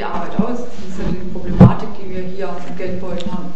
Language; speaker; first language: German; native; German